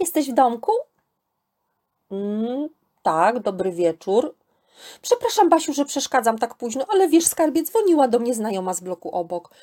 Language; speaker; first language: Polish; native; Polish